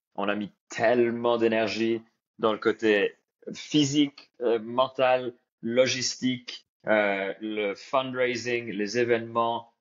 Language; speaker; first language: French; native; French